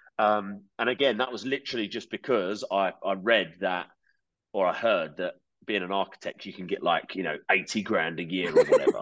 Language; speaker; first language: English; native; English